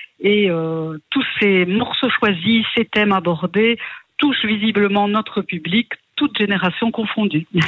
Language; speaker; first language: French; native; French